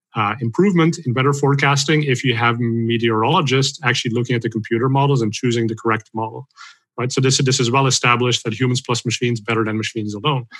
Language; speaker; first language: English; non-native, fluent; Dutch